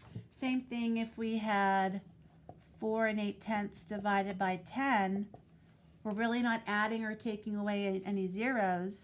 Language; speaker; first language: English; native; English